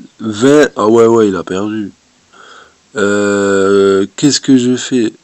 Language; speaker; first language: French; native; French